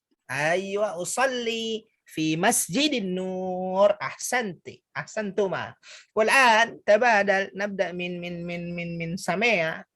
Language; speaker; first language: Arabic; non-native, fluent; Indonesian